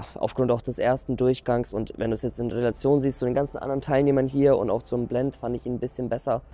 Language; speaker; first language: German; native; German